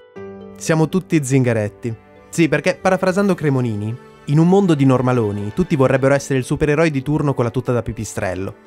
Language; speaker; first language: Italian; native; Italian